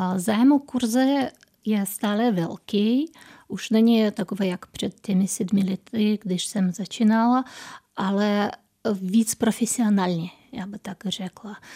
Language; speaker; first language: Czech; non-native, fluent; Russian